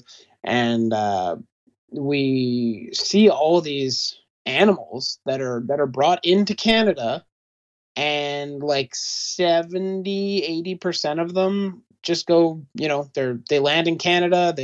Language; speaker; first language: English; native; English